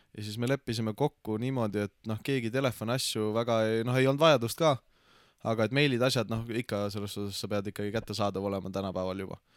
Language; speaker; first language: Estonian; native; Estonian